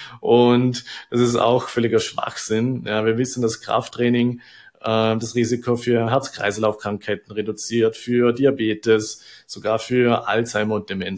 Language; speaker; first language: German; native; German